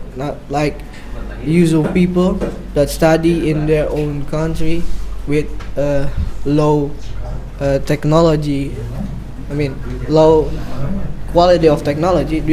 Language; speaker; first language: English; non-native, learner; Indonesian